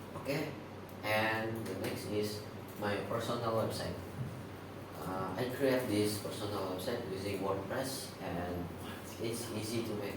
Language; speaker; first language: English; non-native, learner; Indonesian